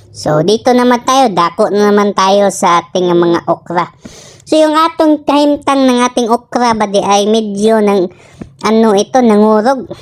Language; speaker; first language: Filipino; non-native, local second language; Cebuano